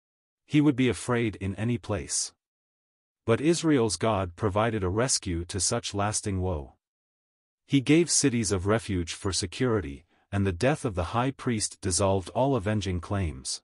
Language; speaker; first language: English; native; English